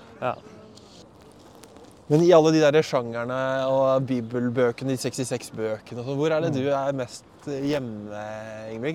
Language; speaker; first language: Norwegian; native; Norwegian